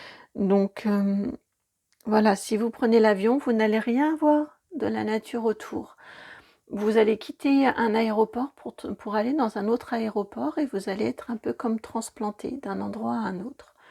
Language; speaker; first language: French; native; French